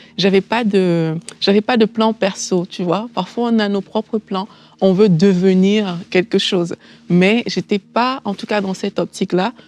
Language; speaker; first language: French; native; French